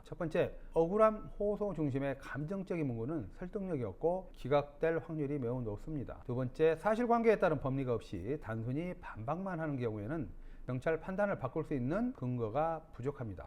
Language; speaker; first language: Korean; native; Korean